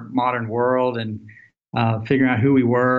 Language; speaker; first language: English; native; English